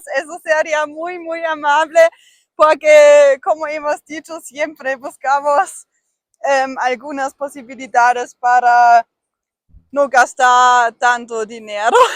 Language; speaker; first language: Spanish; non-native, fluent; German